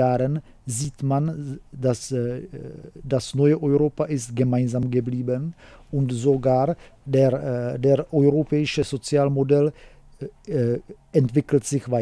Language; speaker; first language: German; non-native, fluent; Czech